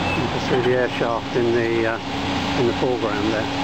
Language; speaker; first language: English; native; English